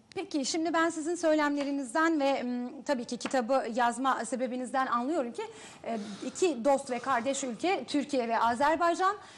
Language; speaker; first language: Turkish; native; Turkish